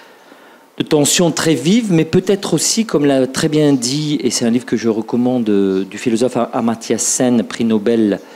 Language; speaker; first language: French; native; French